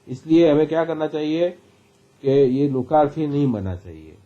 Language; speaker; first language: Hindi; non-native, local second language; Gujarati